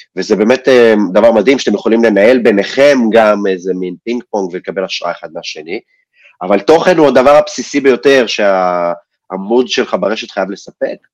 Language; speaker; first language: Hebrew; early bilingual, other home language; Russian